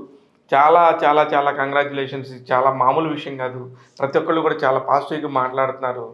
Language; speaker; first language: Telugu; native; Telugu